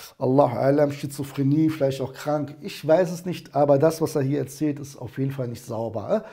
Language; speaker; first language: German; early bilingual, other home language; Turkish